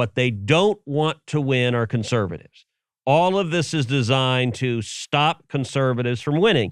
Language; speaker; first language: English; native; English